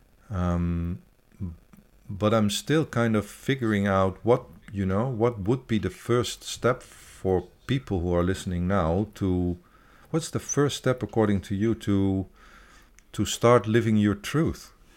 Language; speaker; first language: English; non-native, fluent; Dutch